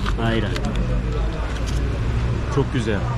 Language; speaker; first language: Turkish; non-native, learner; Korean